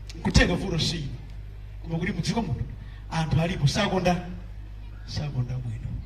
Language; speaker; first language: Nyanja; native; Nyanja